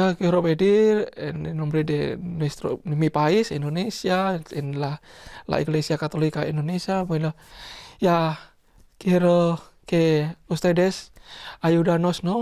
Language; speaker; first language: Spanish; non-native, learner; Indonesian